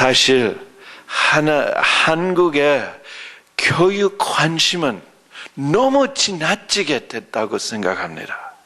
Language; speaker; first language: Korean; early bilingual, other home language; English